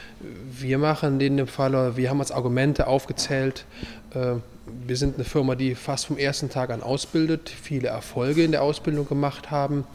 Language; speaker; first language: German; native; German